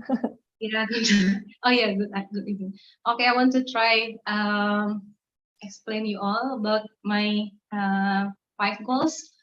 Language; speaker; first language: English; non-native, learner; Indonesian